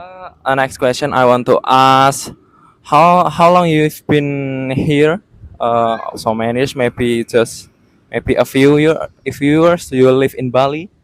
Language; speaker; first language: English; non-native, learner; Indonesian